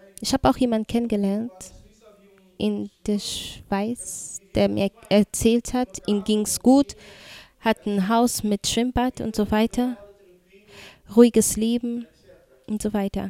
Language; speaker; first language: German; non-native, fluent; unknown